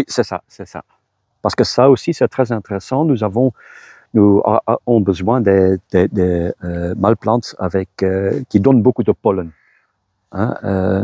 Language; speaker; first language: French; non-native, local second language; Dutch